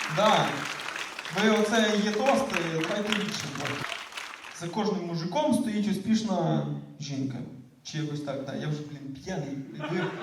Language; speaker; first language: Ukrainian; native; Ukrainian